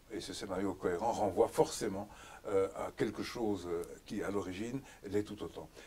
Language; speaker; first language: French; native; French